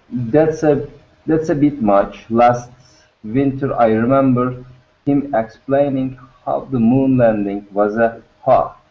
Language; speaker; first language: English; non-native, learner; Turkish